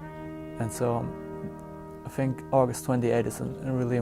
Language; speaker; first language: English; non-native, fluent; German